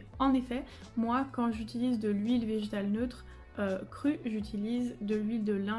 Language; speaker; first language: French; native; French